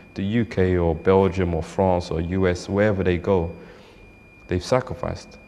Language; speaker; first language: English; native; English